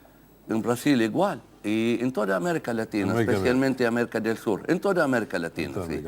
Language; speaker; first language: Spanish; non-native, fluent; Arabic